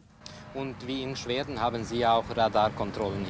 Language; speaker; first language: German; non-native, learner; Swedish